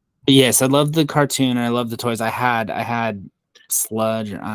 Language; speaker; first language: English; native; English